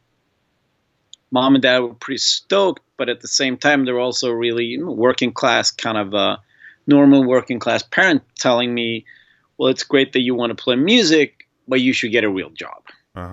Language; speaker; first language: English; non-native, fluent; Swedish